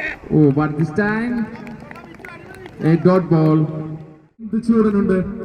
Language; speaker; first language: English; non-native, local second language; Malayalam